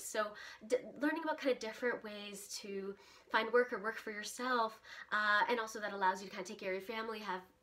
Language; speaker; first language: English; early bilingual, other home language; Russian